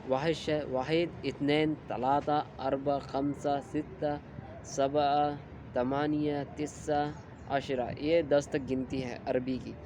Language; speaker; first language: Urdu; native; Urdu